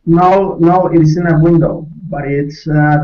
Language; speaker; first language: English; non-native, learner; Spanish